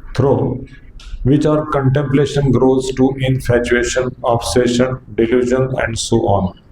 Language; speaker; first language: English; non-native, local second language; Hindi